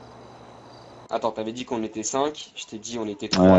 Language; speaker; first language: French; native; French